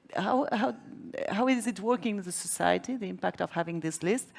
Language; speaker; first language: English; non-native, fluent; Spanish